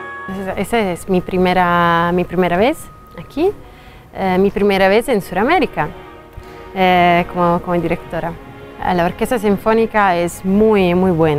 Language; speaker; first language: Spanish; non-native, fluent; Italian